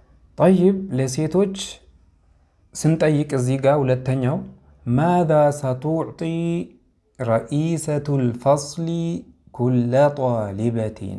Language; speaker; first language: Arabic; non-native, fluent; Amharic